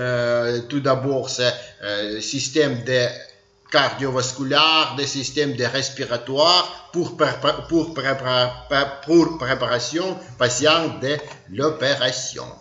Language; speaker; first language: French; non-native, learner; Ukrainian